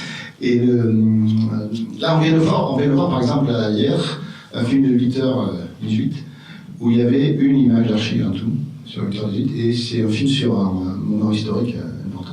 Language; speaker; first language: French; native; French